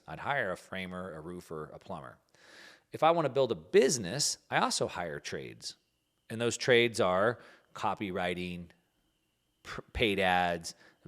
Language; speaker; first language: English; native; English